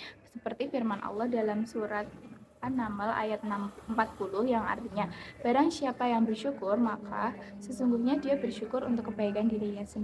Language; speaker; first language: Indonesian; native; Indonesian